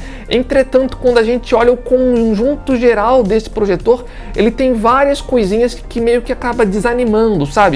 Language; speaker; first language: Portuguese; native; Portuguese